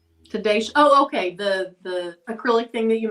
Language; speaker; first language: English; native; English